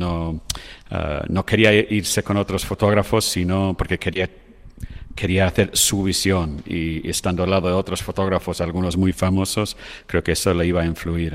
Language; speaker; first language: Spanish; non-native, fluent; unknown